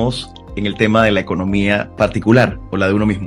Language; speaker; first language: Spanish; native; Spanish